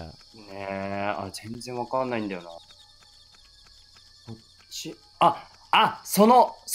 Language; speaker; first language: Japanese; native; Japanese